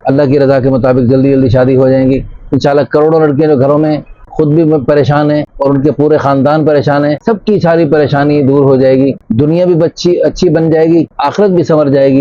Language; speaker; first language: Urdu; native; Urdu